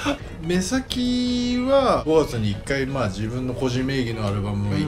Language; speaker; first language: Japanese; native; Japanese